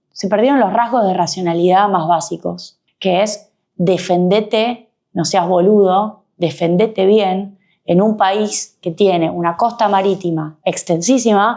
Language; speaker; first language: Spanish; native; Spanish